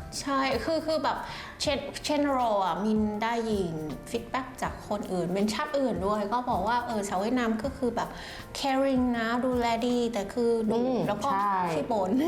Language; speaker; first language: Thai; non-native, fluent; Vietnamese